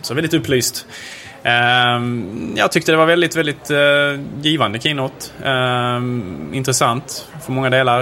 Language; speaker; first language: Swedish; native; Swedish